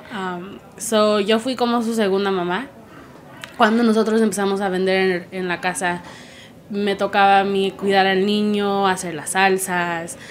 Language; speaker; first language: Spanish; early bilingual, heritage; Spanish